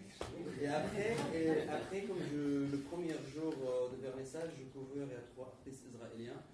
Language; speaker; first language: French; non-native, fluent; Arabic